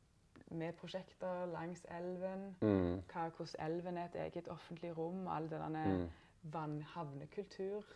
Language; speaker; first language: Norwegian; native; Norwegian